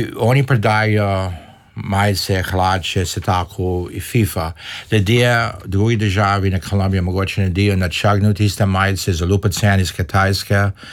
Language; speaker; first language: Slovenian; early bilingual, heritage; Slovenian